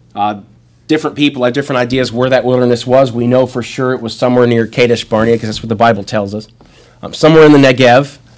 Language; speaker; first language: English; native; English